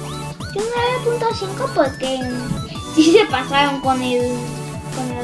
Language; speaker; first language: Spanish; native; Spanish